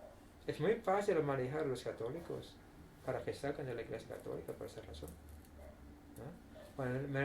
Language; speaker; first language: Spanish; non-native, fluent; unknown